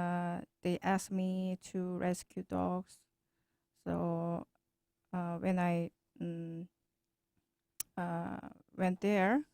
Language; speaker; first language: English; non-native, learner; Korean